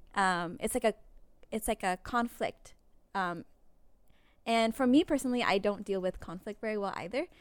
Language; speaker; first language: English; native; English